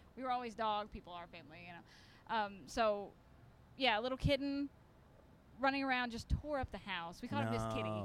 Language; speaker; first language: English; native; English